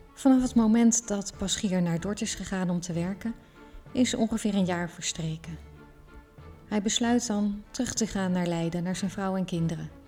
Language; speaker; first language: Dutch; native; Dutch